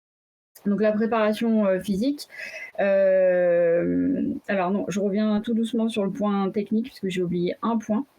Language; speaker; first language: French; native; French